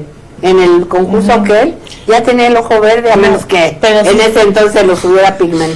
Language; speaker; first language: Spanish; native; Spanish